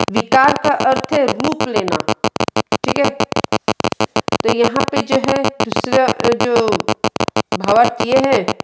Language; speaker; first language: Hindi; non-native, local second language; Kannada